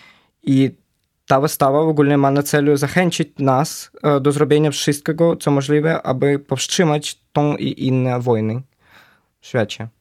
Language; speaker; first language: Polish; non-native, learner; Ukrainian